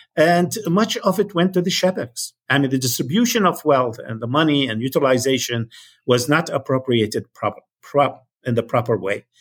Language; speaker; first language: English; non-native, fluent; Arabic